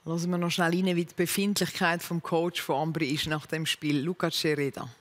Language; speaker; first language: German; native; German